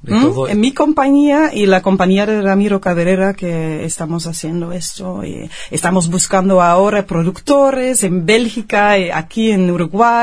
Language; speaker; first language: Spanish; non-native, fluent; Dutch